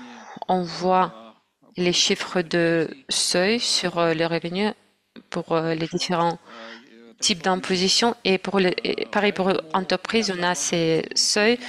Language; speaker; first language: French; non-native, fluent; Russian